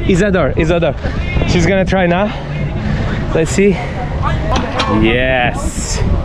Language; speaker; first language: English; non-native, fluent; Turkish